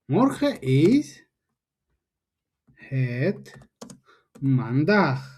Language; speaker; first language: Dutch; non-native, fluent; Tigrinya